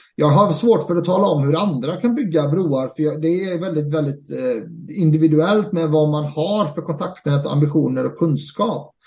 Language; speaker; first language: Swedish; early bilingual, other home language; Arabic